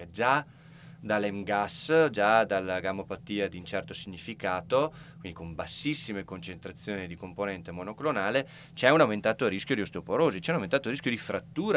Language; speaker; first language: Italian; native; Italian